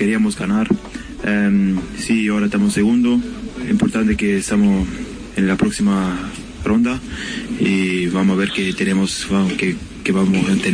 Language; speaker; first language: Spanish; non-native, fluent; French